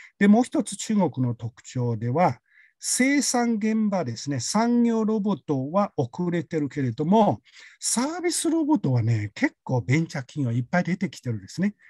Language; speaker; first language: Japanese; non-native, fluent; Chinese